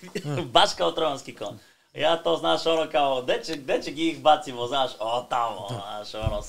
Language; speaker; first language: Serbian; non-native, learner; Bulgarian